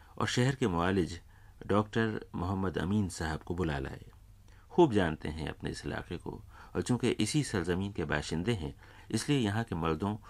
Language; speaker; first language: Urdu; native; Urdu